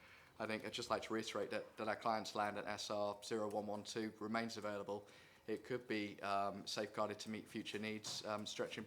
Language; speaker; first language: English; native; English